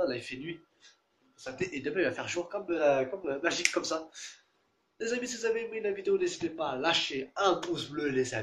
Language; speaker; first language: French; native; French